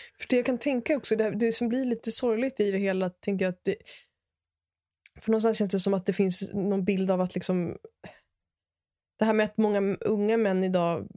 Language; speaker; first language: Swedish; native; Swedish